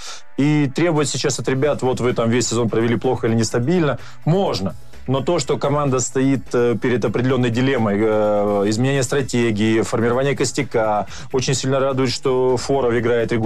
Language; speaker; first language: Russian; native; Russian